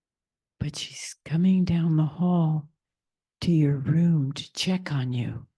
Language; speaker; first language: English; native; English